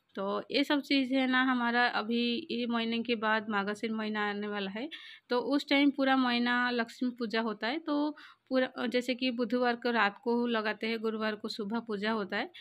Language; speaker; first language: Hindi; non-native, local second language; Odia